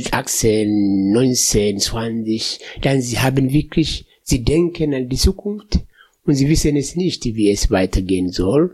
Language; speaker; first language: German; non-native, fluent; Swahili